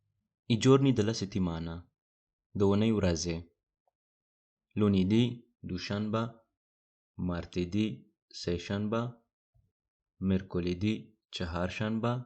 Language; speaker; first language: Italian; non-native, fluent; Pashto